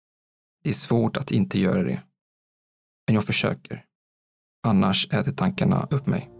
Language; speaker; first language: Swedish; non-native, fluent; Arabic